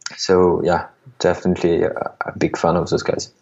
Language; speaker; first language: English; non-native, fluent; French